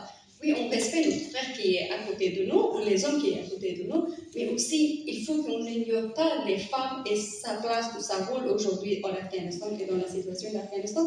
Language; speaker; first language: French; non-native, fluent; Persian